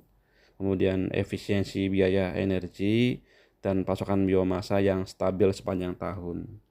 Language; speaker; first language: Indonesian; native; Indonesian